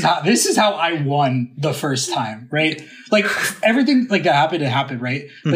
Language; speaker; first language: English; native; English